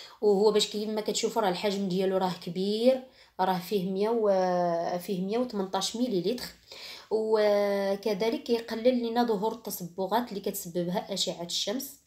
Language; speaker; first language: Arabic; native; Arabic